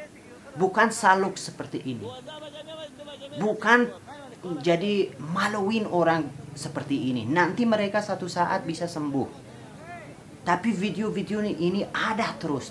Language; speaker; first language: Indonesian; non-native, fluent; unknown